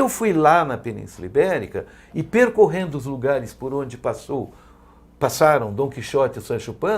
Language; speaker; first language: Portuguese; native; Portuguese